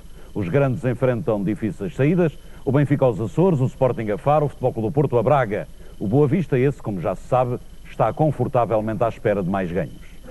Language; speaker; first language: Portuguese; native; Portuguese